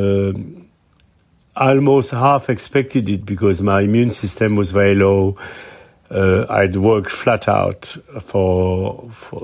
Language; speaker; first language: English; non-native, fluent; French